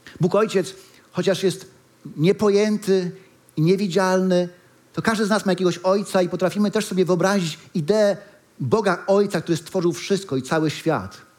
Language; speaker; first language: Polish; native; Polish